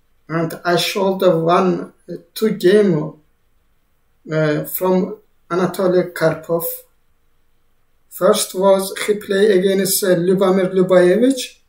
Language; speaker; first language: English; non-native, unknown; Azerbaijani